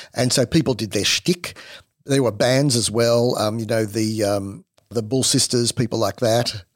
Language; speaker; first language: English; native; English